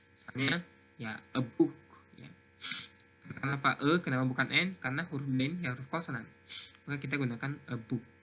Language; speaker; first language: Indonesian; native; Indonesian